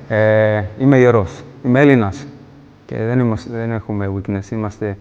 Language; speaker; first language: Greek; early bilingual, heritage; English